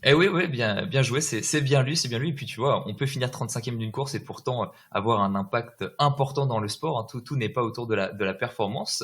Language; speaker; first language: French; native; French